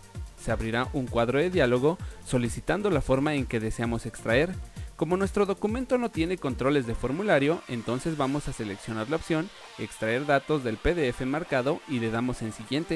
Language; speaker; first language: Spanish; native; Spanish